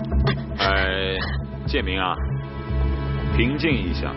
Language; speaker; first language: Chinese; native; Chinese